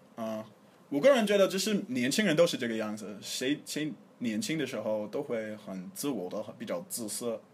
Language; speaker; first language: Chinese; non-native, fluent; English